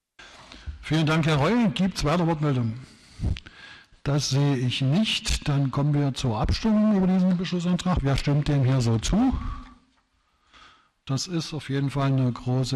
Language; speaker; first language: German; native; German